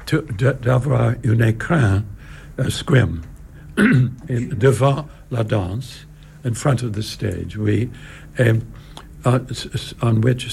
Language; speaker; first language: French; non-native, learner; English